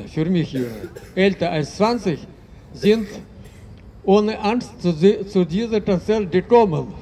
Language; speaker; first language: German; non-native, fluent; Russian